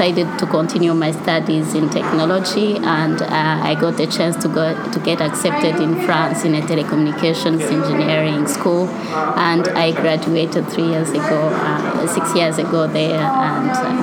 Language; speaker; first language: English; non-native, local second language; Kinyarwanda